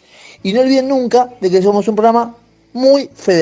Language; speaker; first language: Spanish; native; Spanish